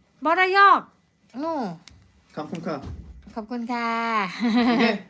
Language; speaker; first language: Swedish; non-native, learner; Thai